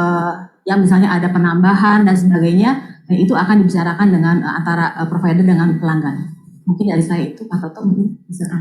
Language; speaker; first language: Indonesian; native; Indonesian